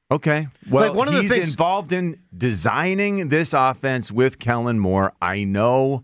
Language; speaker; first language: English; native; English